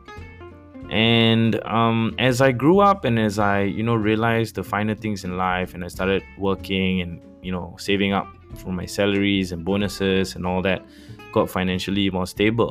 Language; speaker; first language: English; non-native, local second language; Malay